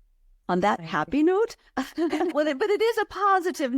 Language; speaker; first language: English; native; English